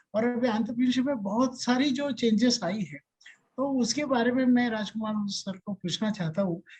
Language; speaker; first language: Hindi; non-native, local second language; Marathi